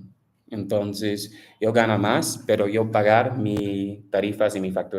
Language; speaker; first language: Spanish; non-native, learner; English